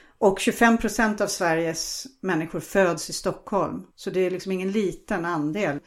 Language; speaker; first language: Swedish; non-native, fluent; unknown